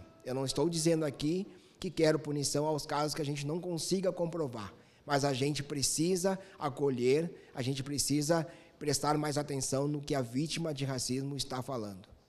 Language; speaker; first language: Portuguese; native; Portuguese